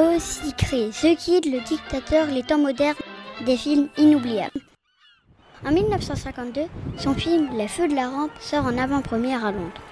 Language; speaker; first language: French; native; French